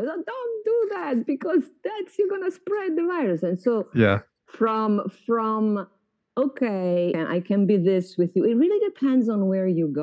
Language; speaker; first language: English; non-native, fluent; Italian